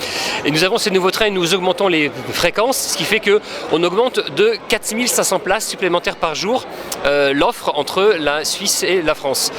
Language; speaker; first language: French; native; French